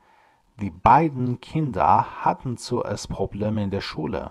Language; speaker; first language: German; non-native, fluent; Persian